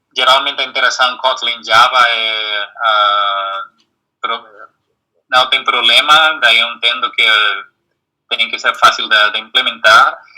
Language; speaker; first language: Portuguese; non-native, fluent; Spanish